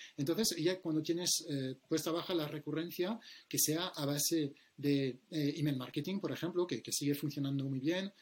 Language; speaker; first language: Spanish; non-native, fluent; French